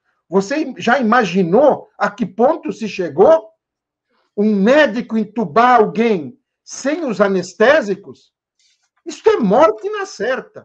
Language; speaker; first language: Portuguese; native; Portuguese